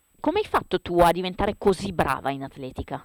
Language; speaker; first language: Italian; native; Italian